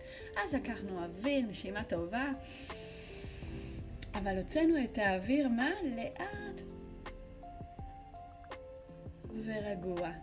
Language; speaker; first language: Hebrew; native; Hebrew